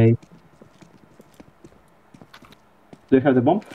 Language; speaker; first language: English; non-native, learner; Russian